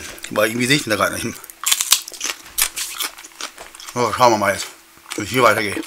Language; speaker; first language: German; native; German